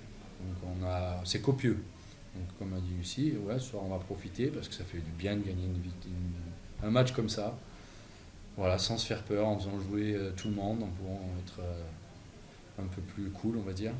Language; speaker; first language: French; native; French